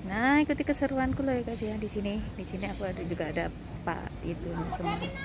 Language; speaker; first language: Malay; non-native, local second language; Javanese